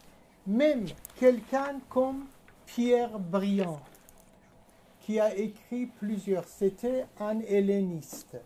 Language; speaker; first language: French; non-native, fluent; Persian